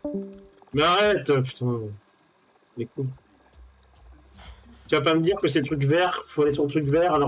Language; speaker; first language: French; native; French